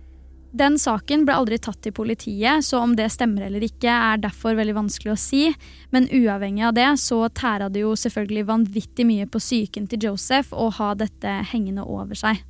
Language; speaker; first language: Norwegian; native; Norwegian